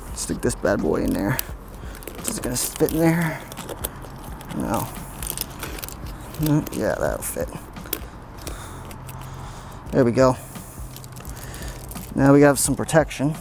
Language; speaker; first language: English; native; English